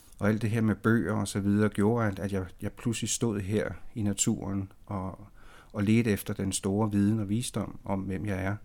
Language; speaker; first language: Danish; native; Danish